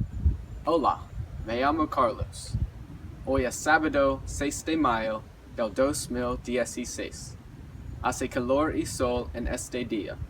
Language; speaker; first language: Spanish; non-native, learner; English